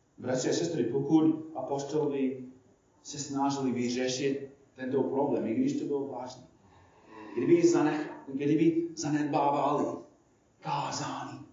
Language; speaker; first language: Czech; non-native, fluent; English